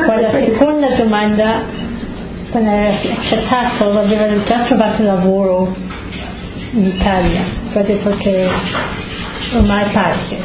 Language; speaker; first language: Italian; early bilingual, heritage; Italian